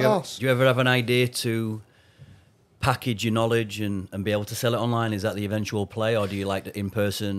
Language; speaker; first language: English; native; English